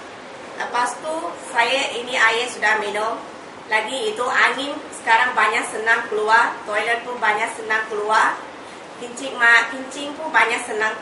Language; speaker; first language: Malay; non-native, local second language; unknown